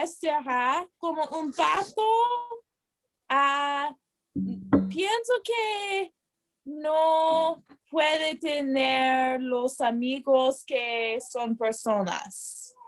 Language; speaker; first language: Spanish; non-native, learner; English